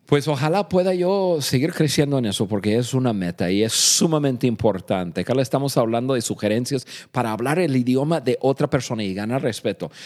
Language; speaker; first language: Spanish; non-native, fluent; English